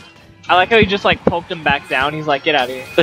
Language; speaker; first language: English; native; English